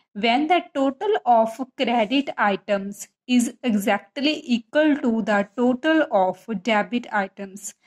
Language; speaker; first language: English; non-native, local second language; Punjabi